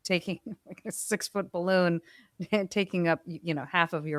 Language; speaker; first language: English; native; English